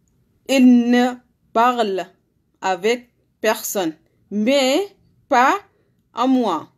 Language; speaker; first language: French; non-native, learner; Arabic